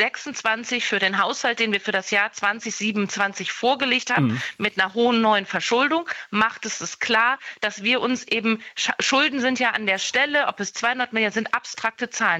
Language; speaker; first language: German; native; German